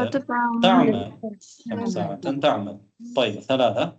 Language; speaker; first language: Arabic; non-native, fluent; Tamil